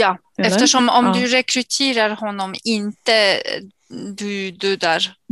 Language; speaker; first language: Swedish; non-native, fluent; English